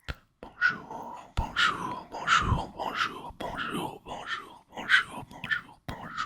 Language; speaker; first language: French; non-native, learner; English